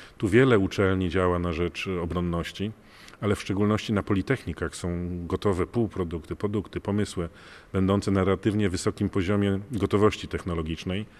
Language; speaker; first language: Polish; native; Polish